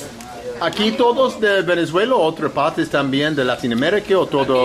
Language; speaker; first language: Spanish; non-native, learner; English